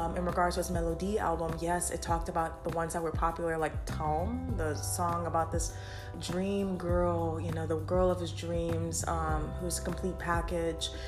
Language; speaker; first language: English; native; English